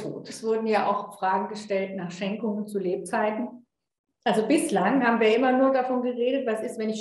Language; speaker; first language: German; native; German